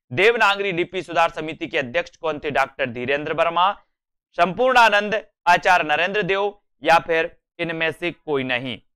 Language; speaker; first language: Hindi; native; Hindi